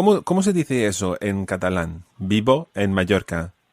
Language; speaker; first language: Spanish; non-native, fluent; English